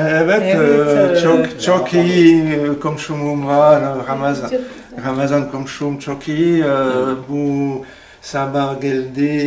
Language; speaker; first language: Turkish; non-native, learner; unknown